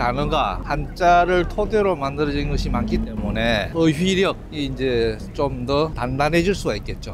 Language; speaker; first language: Korean; native; Korean